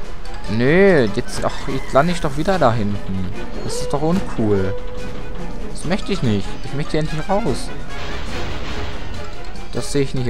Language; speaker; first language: German; native; German